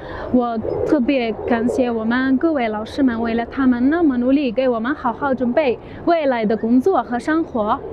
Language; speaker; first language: Chinese; non-native, learner; Arabic